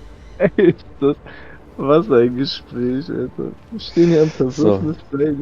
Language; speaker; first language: German; native; German